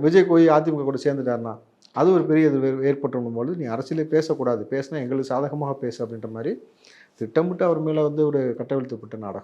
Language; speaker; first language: Tamil; native; Tamil